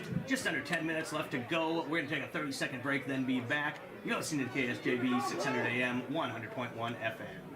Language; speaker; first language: English; native; English